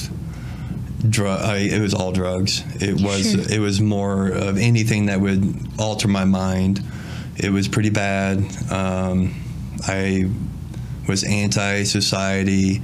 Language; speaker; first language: English; native; English